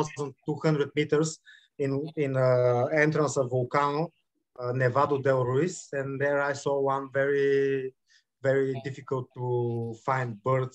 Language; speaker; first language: English; non-native, learner; Bulgarian